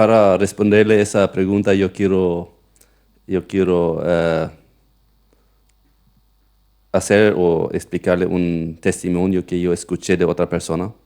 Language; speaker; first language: Spanish; non-native, local second language; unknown